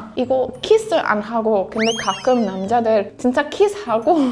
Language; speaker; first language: Korean; non-native, fluent; Spanish